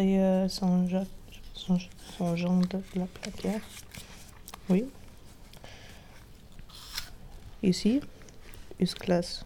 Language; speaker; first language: French; non-native, learner; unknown